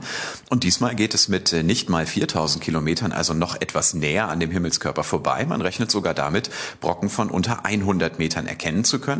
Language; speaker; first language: German; native; German